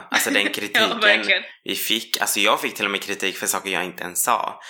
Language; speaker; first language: Swedish; native; Swedish